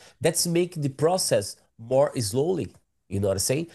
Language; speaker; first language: English; non-native, learner; Portuguese